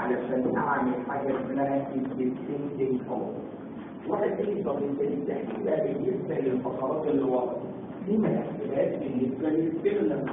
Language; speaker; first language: Arabic; native; Arabic